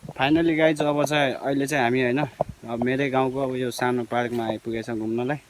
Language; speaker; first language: Nepali; non-native, local second language; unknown